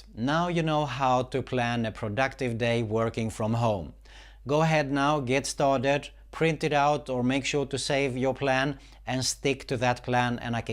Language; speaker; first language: English; non-native, fluent; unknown